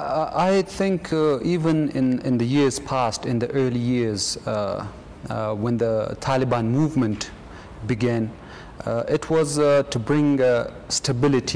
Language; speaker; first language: English; non-native, fluent; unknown